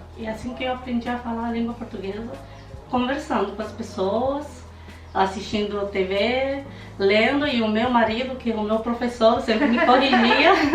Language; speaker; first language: Portuguese; non-native, fluent; Romanian